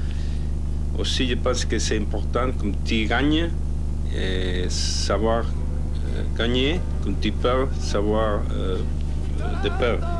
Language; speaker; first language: French; non-native, learner; Spanish